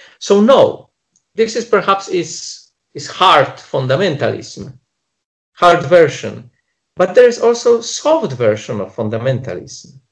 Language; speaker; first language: English; non-native, fluent; Polish